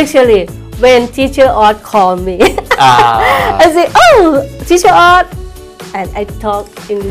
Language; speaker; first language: English; non-native, learner; Thai